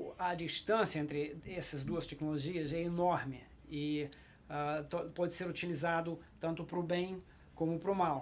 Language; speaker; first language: Portuguese; non-native, fluent; Russian